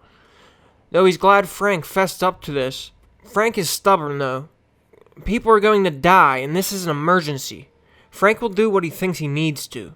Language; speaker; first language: English; native; English